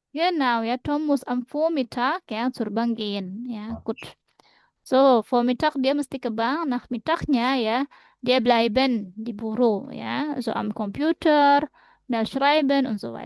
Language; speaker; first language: German; non-native, fluent; Indonesian